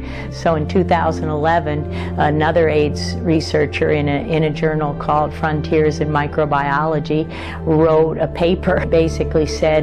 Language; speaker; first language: English; native; English